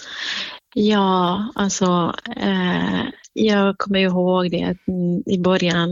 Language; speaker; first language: Swedish; non-native, fluent; Kurdish